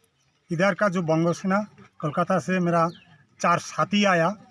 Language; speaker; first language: Hindi; non-native, local second language; Bangla